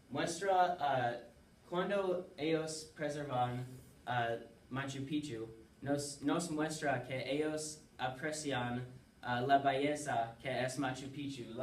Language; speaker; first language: Spanish; non-native, learner; English